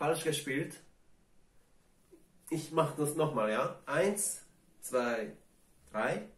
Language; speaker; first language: German; non-native, fluent; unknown